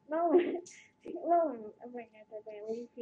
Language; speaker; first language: Cantonese; non-native, learner; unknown